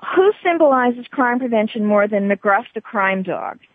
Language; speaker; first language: English; native; English